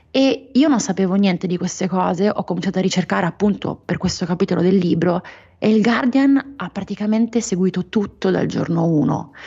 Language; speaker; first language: Italian; native; Italian